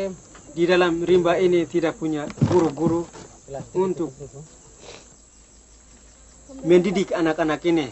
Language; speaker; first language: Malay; non-native, local second language; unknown